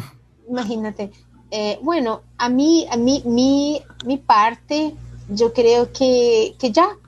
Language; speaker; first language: Spanish; non-native, fluent; Portuguese